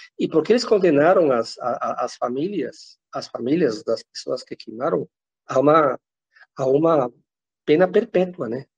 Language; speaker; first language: Portuguese; non-native, fluent; Spanish